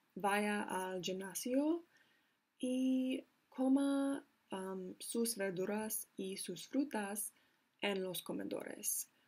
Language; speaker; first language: Spanish; non-native, learner; English